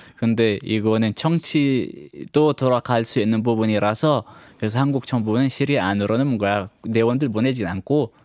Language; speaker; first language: Korean; non-native, fluent; Arabic